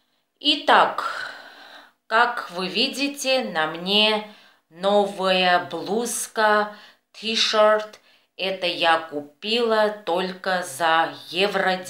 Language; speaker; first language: Russian; non-native, fluent; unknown